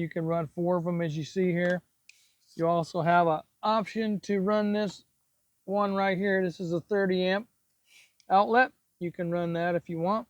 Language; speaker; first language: English; native; English